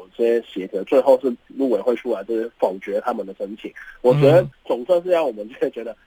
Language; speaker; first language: Chinese; non-native, fluent; Cantonese